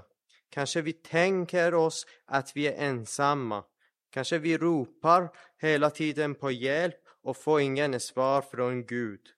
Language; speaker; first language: Swedish; non-native, fluent; Persian